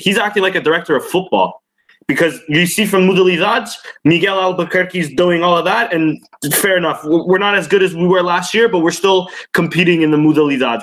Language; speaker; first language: English; early bilingual, other home language; Portuguese